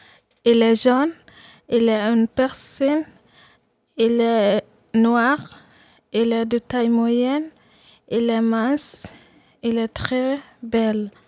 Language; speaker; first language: French; non-native, learner; Arabic